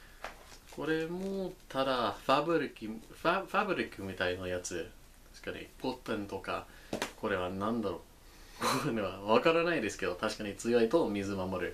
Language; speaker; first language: Japanese; non-native, learner; English